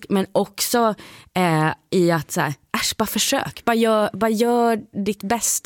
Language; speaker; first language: Swedish; native; Swedish